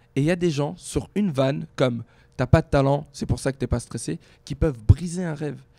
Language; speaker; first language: French; native; French